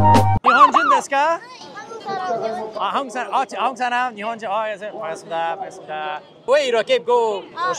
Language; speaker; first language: Korean; non-native, fluent; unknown